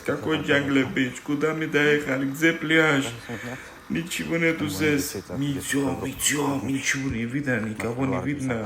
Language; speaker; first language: Russian; non-native, learner; Georgian